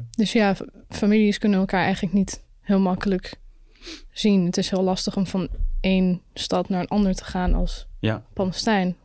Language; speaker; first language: Dutch; early bilingual, other home language; Arabic